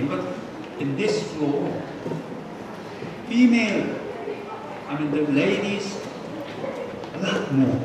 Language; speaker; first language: English; non-native, fluent; Korean